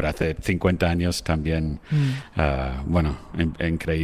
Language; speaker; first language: Spanish; non-native, fluent; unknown